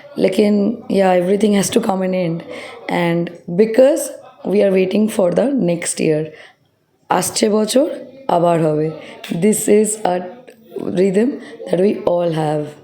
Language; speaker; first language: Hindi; non-native, local second language; Bangla